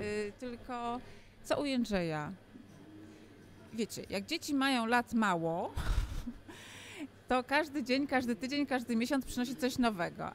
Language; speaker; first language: Polish; native; Polish